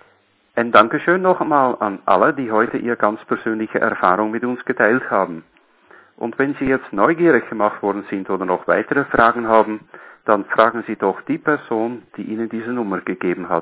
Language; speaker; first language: German; native; German